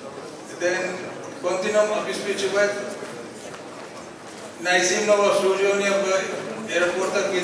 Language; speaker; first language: Russian; non-native, learner; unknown